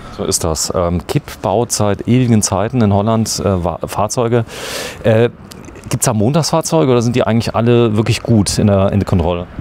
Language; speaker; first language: German; native; German